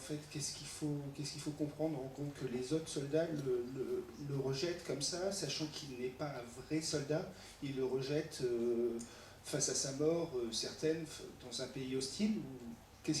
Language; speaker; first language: French; native; French